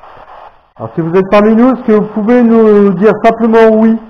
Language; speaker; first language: French; native; French